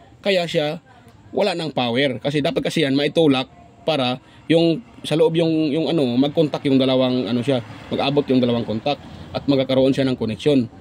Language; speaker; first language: Filipino; non-native, local second language; Cebuano